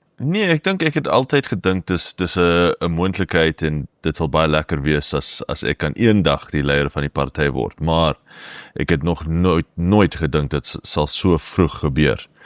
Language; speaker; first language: Afrikaans; non-native, local second language; English